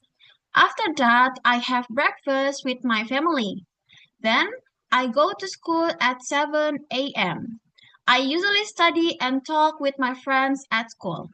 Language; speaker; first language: English; non-native, fluent; Indonesian